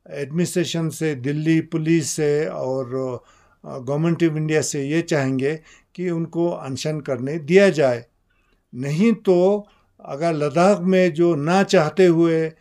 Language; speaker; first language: Hindi; non-native, local second language; Ladakhi